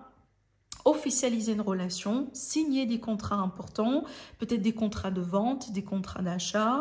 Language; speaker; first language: French; native; French